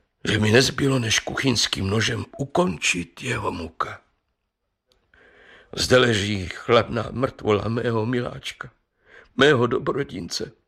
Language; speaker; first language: Czech; native; Czech